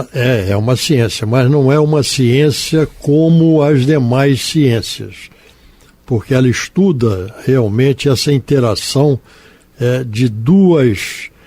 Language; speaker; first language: Portuguese; native; Portuguese